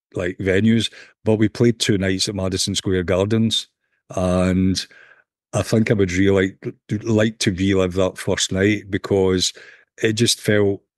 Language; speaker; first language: English; native; English